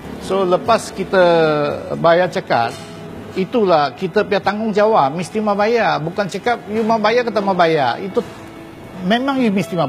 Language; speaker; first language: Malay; non-native, local second language; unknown